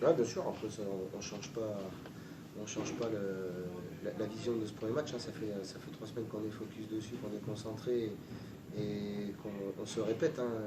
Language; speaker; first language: French; native; French